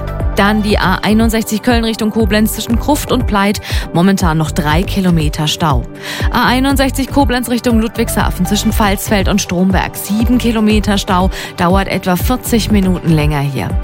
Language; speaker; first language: German; native; German